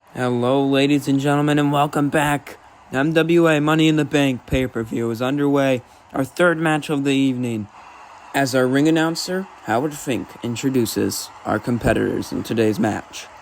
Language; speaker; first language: English; native; English